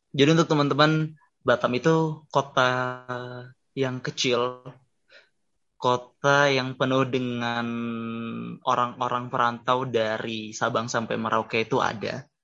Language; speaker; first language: Indonesian; native; Indonesian